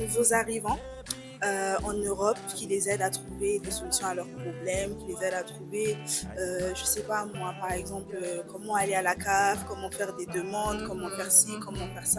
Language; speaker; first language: French; early bilingual, other home language; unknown